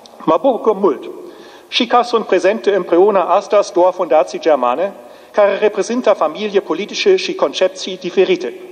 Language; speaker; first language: Romanian; non-native, fluent; German